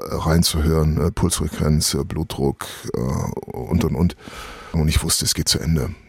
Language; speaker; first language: German; native; German